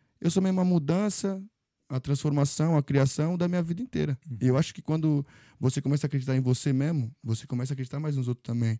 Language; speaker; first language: Portuguese; native; Portuguese